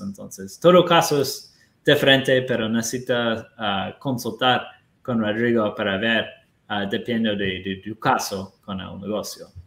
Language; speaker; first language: Spanish; non-native, fluent; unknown